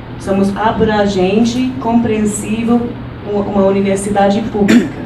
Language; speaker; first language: Portuguese; non-native, fluent; English